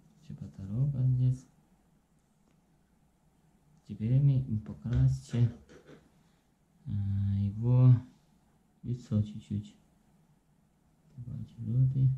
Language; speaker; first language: Russian; non-native, learner; Chinese